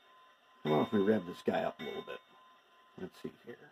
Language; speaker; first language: English; native; English